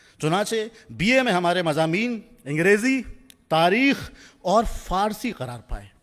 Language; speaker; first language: Urdu; native; Urdu